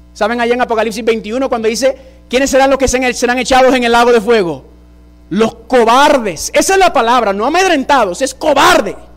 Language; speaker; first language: Spanish; early bilingual, heritage; Spanish